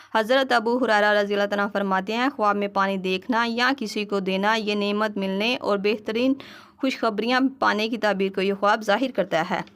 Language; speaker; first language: Urdu; native; Urdu